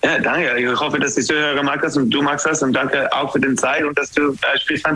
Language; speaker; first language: German; non-native, learner; English